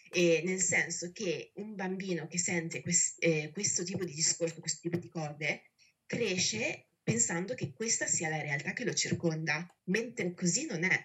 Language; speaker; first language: Italian; native; Italian